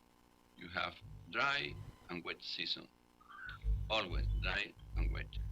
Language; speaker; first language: English; non-native, learner; Spanish